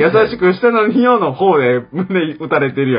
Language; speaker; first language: Japanese; native; Japanese